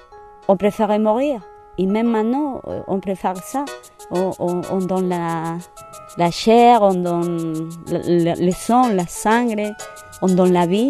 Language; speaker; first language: French; non-native, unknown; Spanish